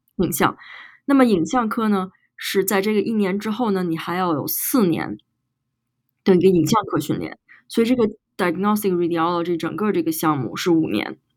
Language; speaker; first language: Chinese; native; Chinese